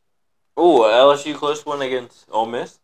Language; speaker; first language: English; native; English